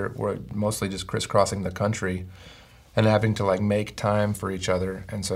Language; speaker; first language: English; native; English